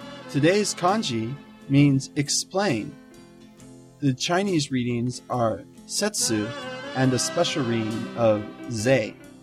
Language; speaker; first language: English; native; English